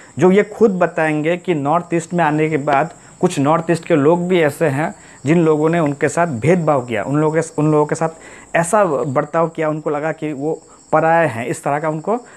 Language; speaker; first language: Hindi; non-native, local second language; Assamese